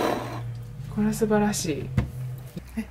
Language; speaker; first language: Japanese; early bilingual, heritage; Japanese